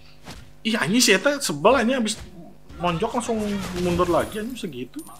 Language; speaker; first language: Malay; non-native, local second language; Sundanese